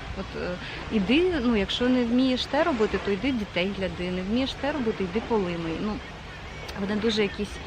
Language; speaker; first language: Ukrainian; native; Ukrainian